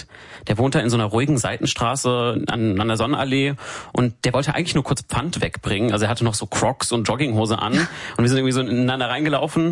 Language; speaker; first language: German; native; German